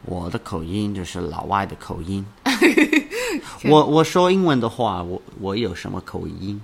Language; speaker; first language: Chinese; non-native, learner; English